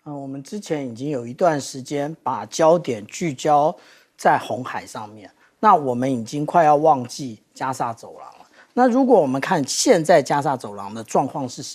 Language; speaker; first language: Chinese; native; Chinese